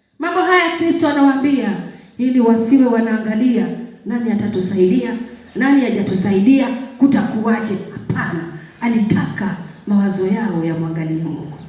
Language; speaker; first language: Swahili; non-native, local second language; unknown